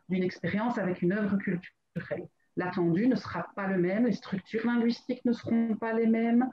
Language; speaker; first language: French; native; French